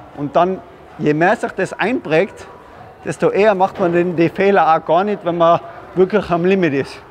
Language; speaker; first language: German; native; German